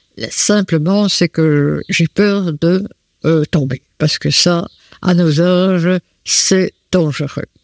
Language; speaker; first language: French; native; French